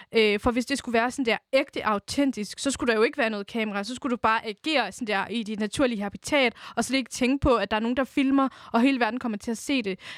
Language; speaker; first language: Danish; early bilingual, other home language; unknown